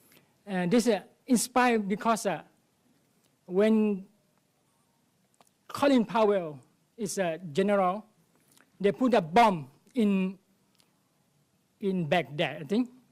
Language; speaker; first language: English; non-native, learner; Thai